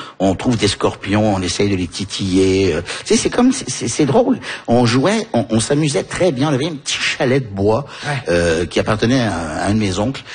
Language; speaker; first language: French; early bilingual, heritage; French